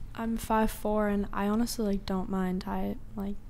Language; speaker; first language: English; native; English